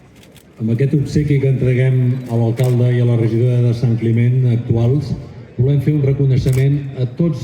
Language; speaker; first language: Catalan; native; Catalan